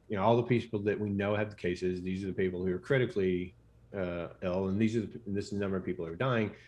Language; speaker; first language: English; native; English